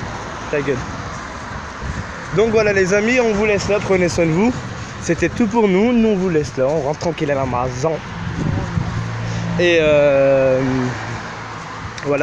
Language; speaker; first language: French; native; French